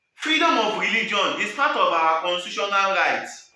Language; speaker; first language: English; non-native, local second language; Yoruba